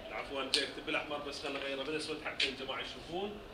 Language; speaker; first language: Arabic; native; Arabic